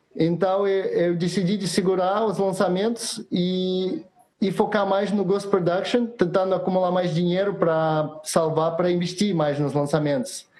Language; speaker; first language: Portuguese; non-native, fluent; Russian